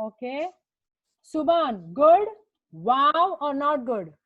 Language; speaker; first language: English; non-native, local second language; Hindi